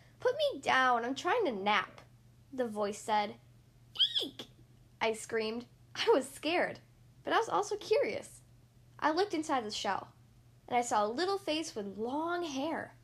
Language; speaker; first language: English; native; English